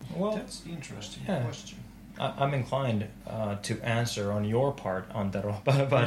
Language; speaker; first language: English; non-native, fluent; Finnish